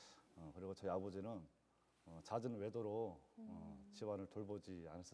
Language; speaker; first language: Korean; native; Korean